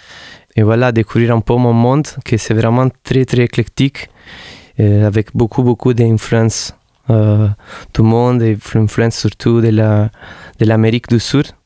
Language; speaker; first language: French; non-native, fluent; Italian